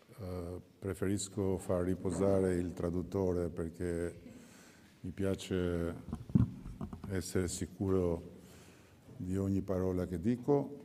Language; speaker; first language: Italian; non-native, fluent; Albanian